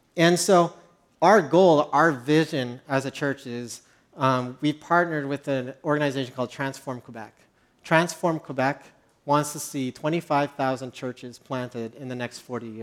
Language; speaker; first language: English; native; English